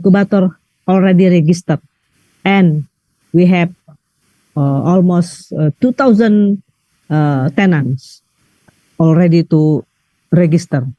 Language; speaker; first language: English; non-native, learner; Indonesian